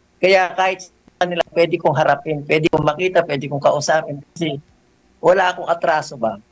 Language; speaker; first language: Filipino; native; Filipino